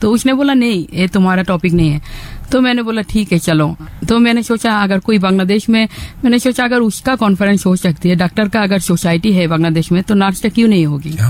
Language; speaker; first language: Hindi; non-native, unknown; Bangla